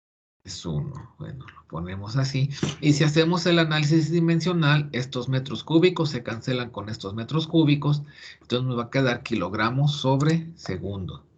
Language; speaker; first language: Spanish; native; Spanish